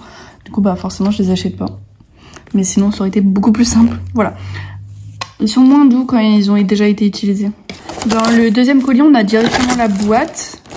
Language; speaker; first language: French; native; French